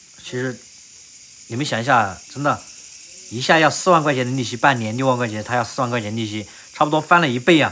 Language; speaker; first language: Chinese; native; Chinese